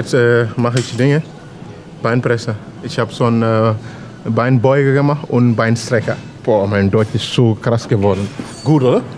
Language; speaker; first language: German; non-native, learner; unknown